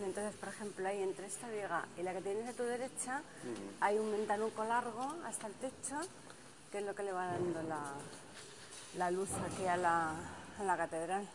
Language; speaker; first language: Spanish; native; Spanish